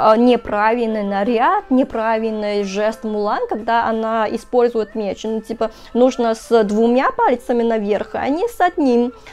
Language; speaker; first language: Russian; non-native, fluent; Chinese